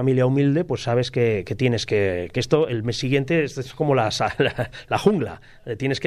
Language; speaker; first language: Spanish; native; Spanish